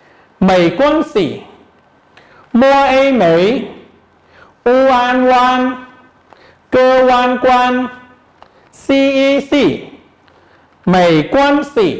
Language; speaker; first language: Chinese; non-native, fluent; Khmer